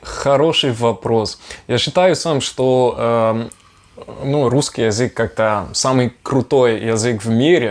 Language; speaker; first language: Russian; non-native, fluent; Dutch